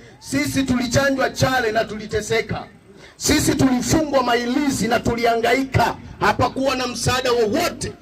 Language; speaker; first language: Swahili; native; Swahili